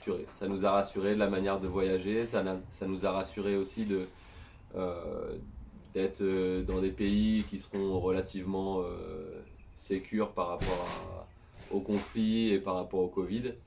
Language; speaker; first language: French; native; French